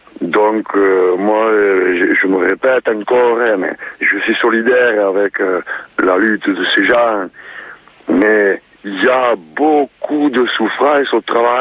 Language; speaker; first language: French; native; French